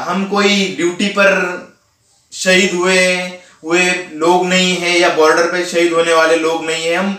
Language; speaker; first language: Hindi; non-native, local second language; Marathi